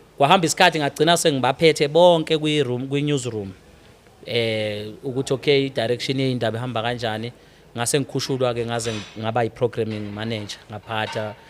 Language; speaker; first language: Zulu; native; Zulu